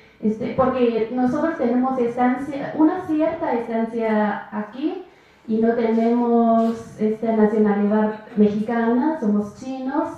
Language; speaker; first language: Spanish; non-native, learner; Chinese